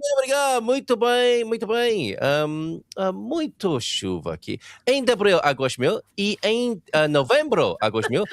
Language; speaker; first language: Portuguese; non-native, learner; English